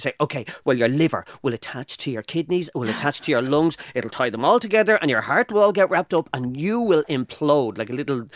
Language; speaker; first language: English; native; English